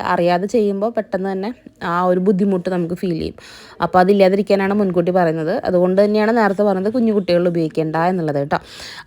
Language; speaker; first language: Malayalam; native; Malayalam